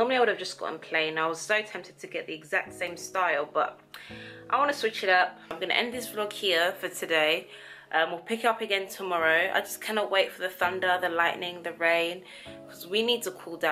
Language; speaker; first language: English; native; English